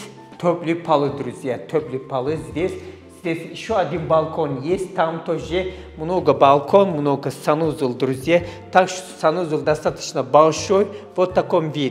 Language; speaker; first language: Russian; non-native, learner; Turkish